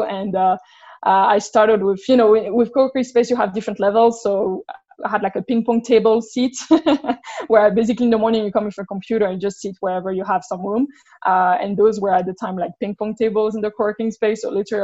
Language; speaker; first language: English; non-native, fluent; French